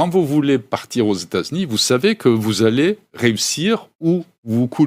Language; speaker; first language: French; native; French